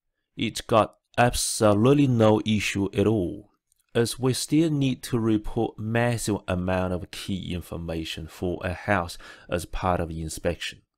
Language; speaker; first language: English; non-native, fluent; Chinese